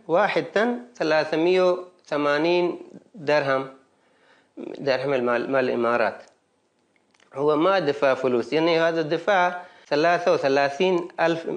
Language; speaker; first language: Arabic; non-native, learner; Baluchi